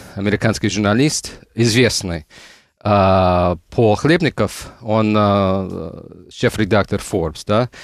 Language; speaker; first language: Russian; non-native, fluent; English